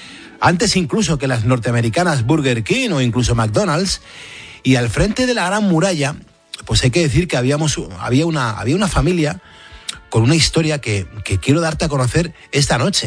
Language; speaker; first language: Spanish; native; Spanish